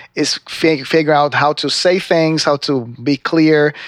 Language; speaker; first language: English; non-native, fluent; Portuguese